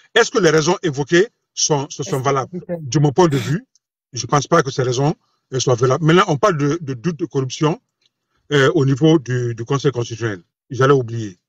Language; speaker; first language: French; non-native, local second language; Bambara